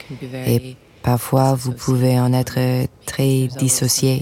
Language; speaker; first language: French; non-native, fluent; English